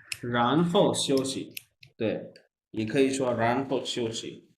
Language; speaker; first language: Chinese; non-native, fluent; Urdu